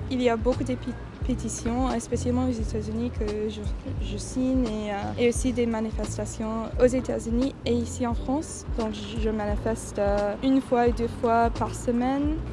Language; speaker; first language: French; non-native, fluent; English